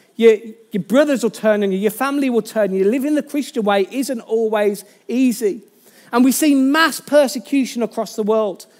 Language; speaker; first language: English; native; English